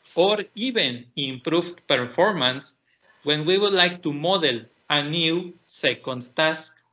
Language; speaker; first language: English; non-native, fluent; Spanish